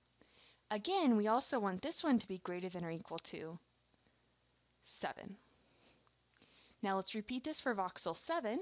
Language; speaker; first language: English; native; English